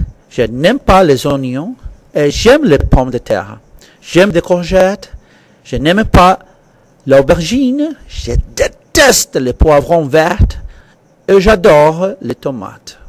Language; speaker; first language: French; non-native, fluent; English